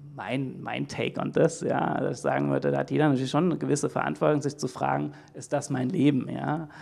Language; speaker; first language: German; native; German